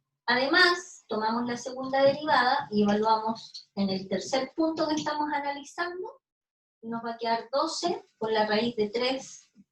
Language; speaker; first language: Spanish; native; Spanish